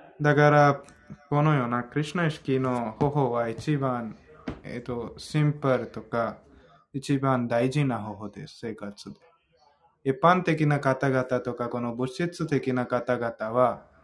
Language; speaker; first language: Japanese; non-native, fluent; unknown